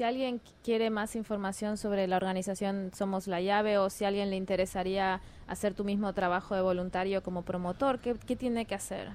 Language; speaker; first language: Spanish; native; Spanish